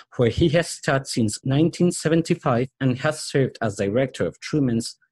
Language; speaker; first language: English; non-native, fluent; Spanish